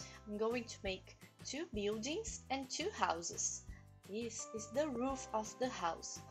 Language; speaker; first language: English; non-native, fluent; Portuguese